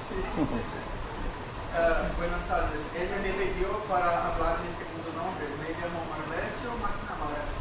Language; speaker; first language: Spanish; non-native, fluent; Portuguese